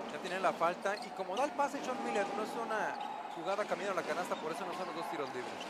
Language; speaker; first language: Spanish; native; Spanish